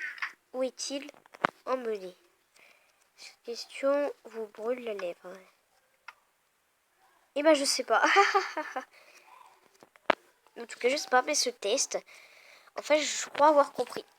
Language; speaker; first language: French; native; French